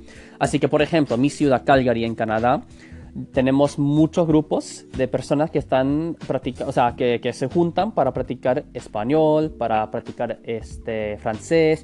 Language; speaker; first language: Spanish; non-native, fluent; English